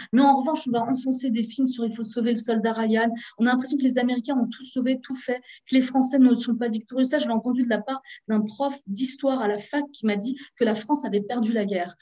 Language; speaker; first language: French; early bilingual, other home language; Turkish